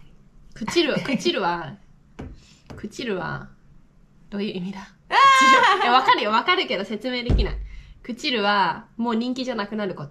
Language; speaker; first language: Japanese; native; Japanese